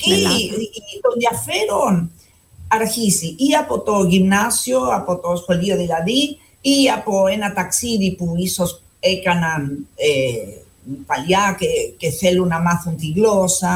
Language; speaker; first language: Greek; non-native, fluent; Spanish